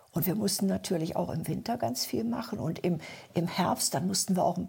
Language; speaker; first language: German; native; German